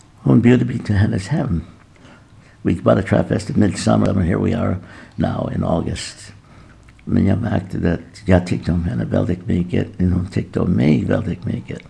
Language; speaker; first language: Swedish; non-native, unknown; English